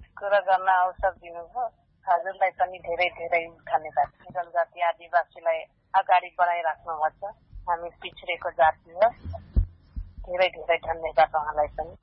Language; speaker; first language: Nepali; non-native, local second language; Rana Tharu